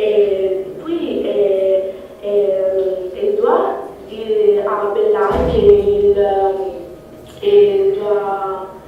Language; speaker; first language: French; non-native, learner; Italian